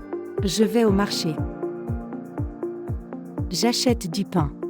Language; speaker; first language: French; non-native, local second language; Malagasy